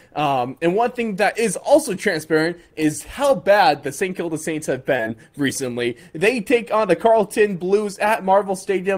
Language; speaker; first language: English; native; English